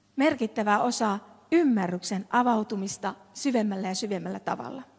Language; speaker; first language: Finnish; native; Finnish